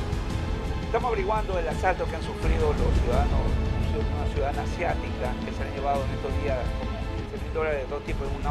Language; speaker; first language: Spanish; native; Spanish